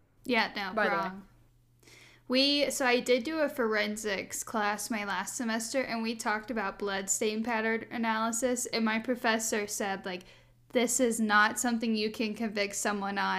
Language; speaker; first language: English; native; English